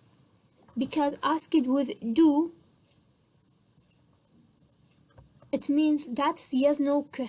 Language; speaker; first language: English; non-native, fluent; Central Kurdish